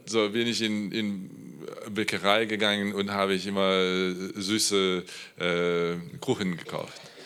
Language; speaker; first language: German; non-native, learner; Polish